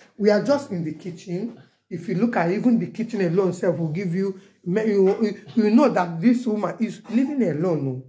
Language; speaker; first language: English; non-native, local second language; Igbo